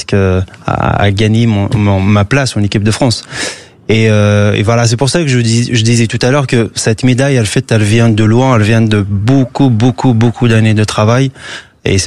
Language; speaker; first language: French; non-native, local second language; Kabyle